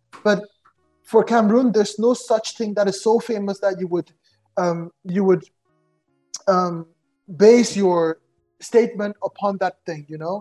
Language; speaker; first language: English; non-native, local second language; French